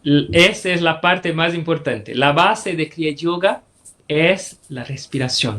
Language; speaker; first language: Spanish; non-native, fluent; Portuguese